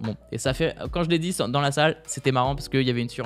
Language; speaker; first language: French; native; French